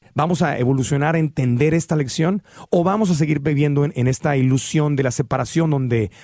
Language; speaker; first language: Spanish; native; Spanish